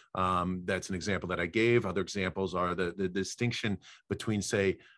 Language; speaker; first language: English; native; English